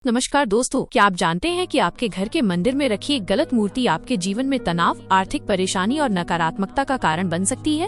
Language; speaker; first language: Hindi; native; Hindi